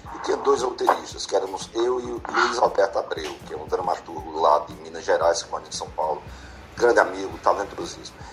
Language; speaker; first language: Portuguese; native; Portuguese